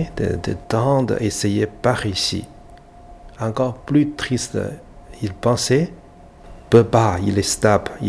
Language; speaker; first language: French; non-native, learner; Chinese